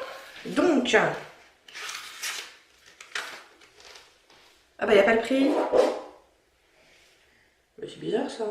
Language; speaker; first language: French; native; French